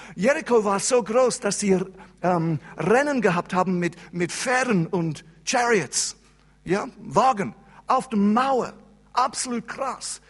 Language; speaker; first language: German; non-native, fluent; English